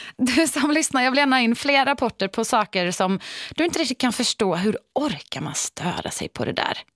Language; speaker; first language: Swedish; native; Swedish